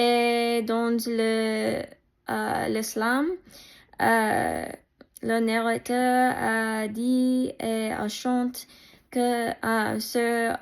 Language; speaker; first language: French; non-native, learner; English